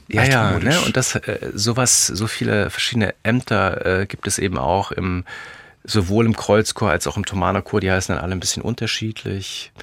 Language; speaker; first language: German; native; German